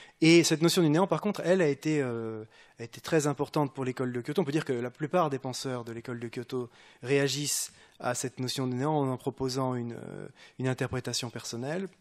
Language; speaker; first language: French; native; French